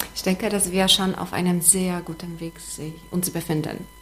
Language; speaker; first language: German; non-native, fluent; Polish